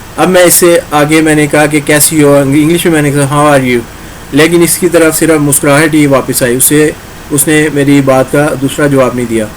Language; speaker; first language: Urdu; non-native, local second language; Punjabi